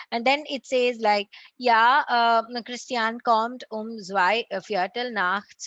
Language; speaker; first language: German; non-native, learner; Tamil